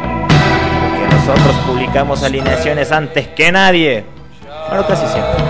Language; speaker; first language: Spanish; native; Spanish